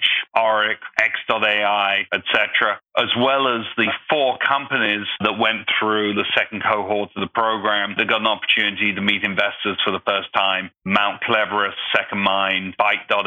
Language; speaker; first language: English; native; English